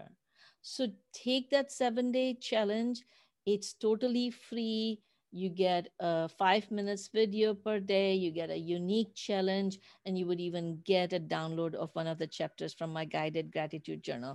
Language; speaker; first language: English; non-native, local second language; Urdu